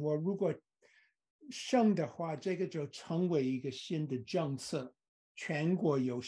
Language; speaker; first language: Chinese; non-native, fluent; English